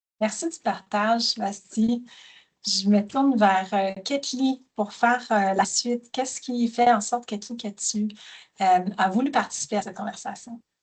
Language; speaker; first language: French; native; French